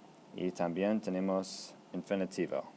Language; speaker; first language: Spanish; non-native, fluent; English